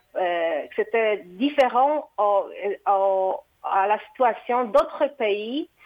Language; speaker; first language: French; non-native, fluent; Portuguese